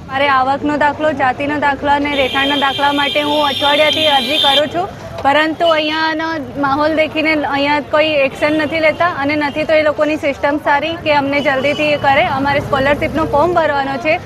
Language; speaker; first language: Gujarati; native; Gujarati